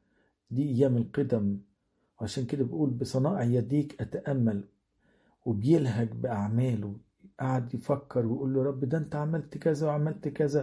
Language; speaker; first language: Arabic; native; Arabic